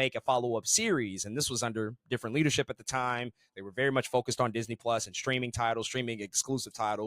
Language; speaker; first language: English; native; English